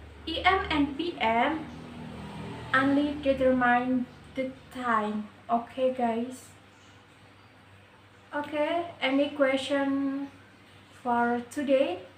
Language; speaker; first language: English; non-native, learner; Indonesian